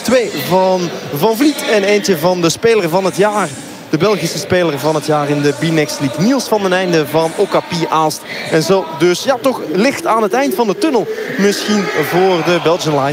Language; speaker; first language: Dutch; native; Dutch